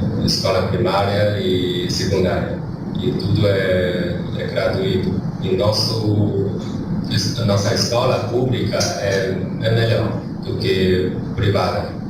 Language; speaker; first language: Portuguese; non-native, learner; Chinese